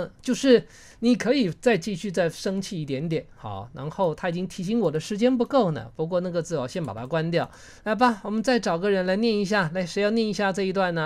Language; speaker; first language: Chinese; native; Chinese